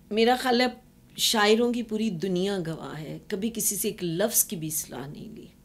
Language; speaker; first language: Urdu; non-native, local second language; Punjabi